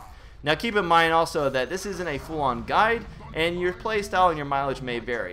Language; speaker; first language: English; native; English